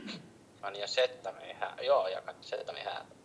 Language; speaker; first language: Swedish; non-native, local second language; Finnish